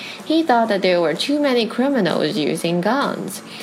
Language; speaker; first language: English; non-native, fluent; Chinese